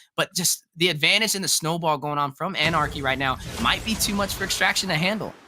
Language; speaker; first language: English; native; English